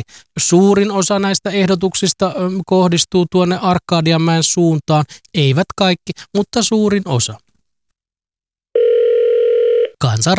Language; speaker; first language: Finnish; native; Finnish